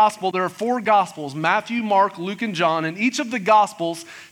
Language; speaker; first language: English; native; English